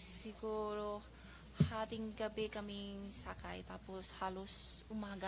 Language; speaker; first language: Filipino; non-native, learner; Chinese